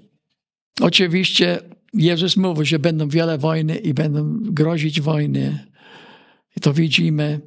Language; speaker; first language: Polish; early bilingual, heritage; Polish